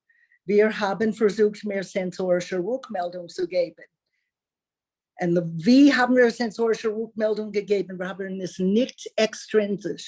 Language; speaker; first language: German; non-native, learner; English